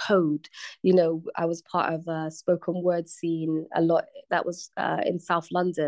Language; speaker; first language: English; native; English